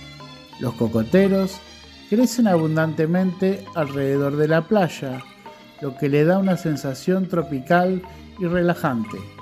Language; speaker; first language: Spanish; non-native, fluent; Indonesian